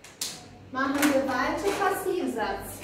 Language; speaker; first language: German; non-native, fluent; Albanian